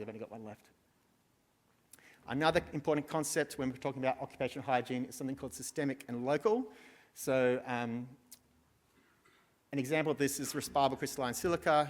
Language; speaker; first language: English; native; English